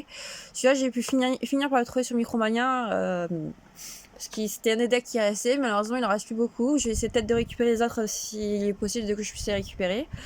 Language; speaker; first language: French; native; French